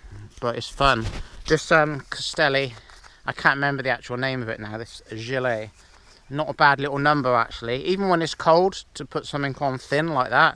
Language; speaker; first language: English; native; English